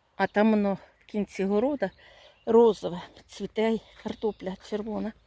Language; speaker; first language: Ukrainian; native; Ukrainian